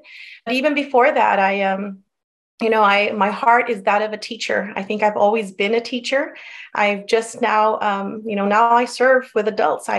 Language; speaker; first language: English; early bilingual, other home language; Spanish